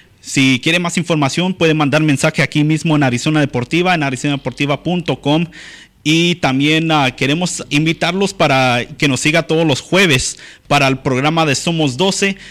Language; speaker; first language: Spanish; early bilingual, heritage; Spanish